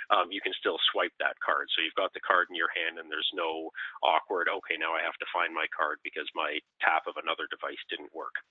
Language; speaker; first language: English; native; English